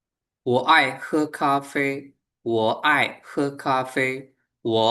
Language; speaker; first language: Chinese; non-native, fluent; Burmese